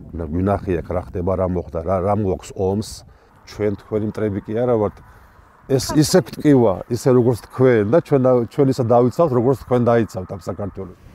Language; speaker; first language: Georgian; non-native, local second language; Chechen